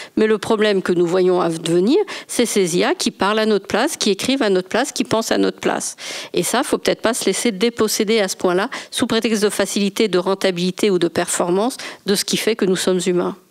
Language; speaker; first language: French; native; French